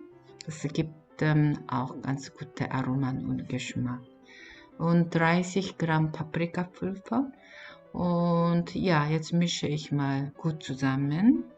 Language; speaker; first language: German; non-native, fluent; Korean